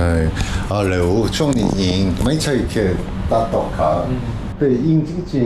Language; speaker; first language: Thai; non-native, learner; Korean